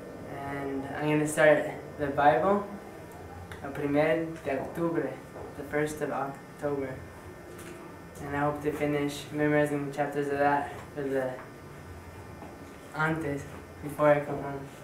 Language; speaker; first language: English; native; English